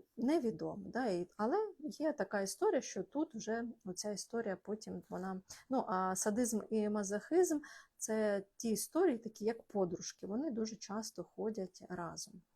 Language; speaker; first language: Ukrainian; non-native, local second language; Russian